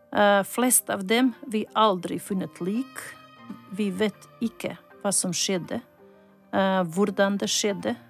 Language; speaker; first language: Norwegian; non-native, learner; Bosnian